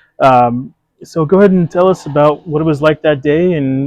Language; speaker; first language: English; native; English